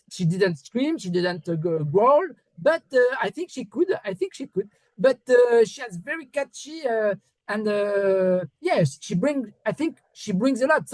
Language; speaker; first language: English; non-native, learner; French